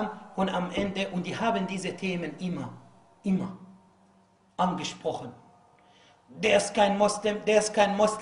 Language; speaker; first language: German; non-native, fluent; Arabic